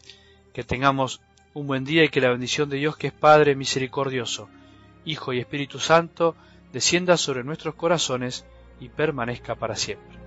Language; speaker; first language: Spanish; native; Spanish